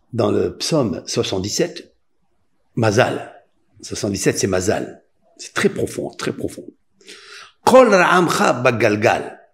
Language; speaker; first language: French; non-native, local second language; Spanish